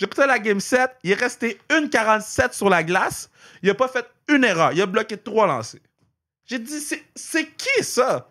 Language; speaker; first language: French; native; French